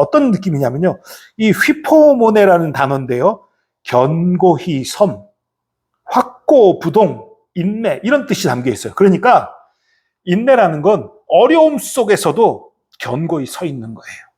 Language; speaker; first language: Korean; native; Korean